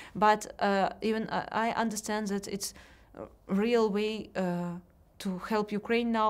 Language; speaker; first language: English; non-native, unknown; Russian